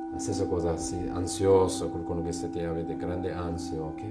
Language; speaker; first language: Italian; non-native, learner; Chinese